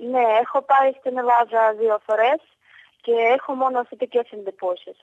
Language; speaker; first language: Greek; non-native, fluent; Ukrainian